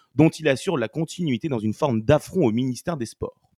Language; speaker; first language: French; native; French